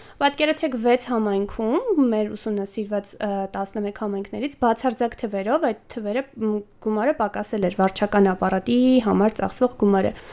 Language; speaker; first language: Armenian; native; Armenian